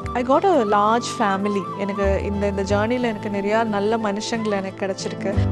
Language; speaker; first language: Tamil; non-native, local second language; Malayalam